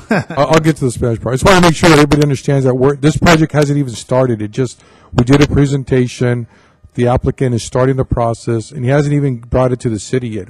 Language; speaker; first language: English; early bilingual, other home language; Spanish